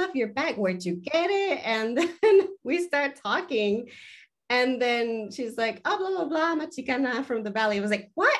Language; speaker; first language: English; early bilingual, other home language; Spanish